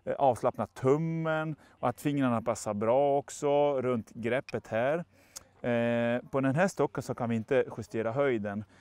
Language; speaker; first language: Swedish; non-native, fluent; French